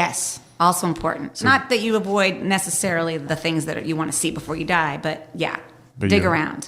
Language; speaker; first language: English; native; English